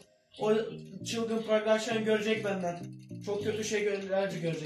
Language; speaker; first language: Turkish; early bilingual, other home language; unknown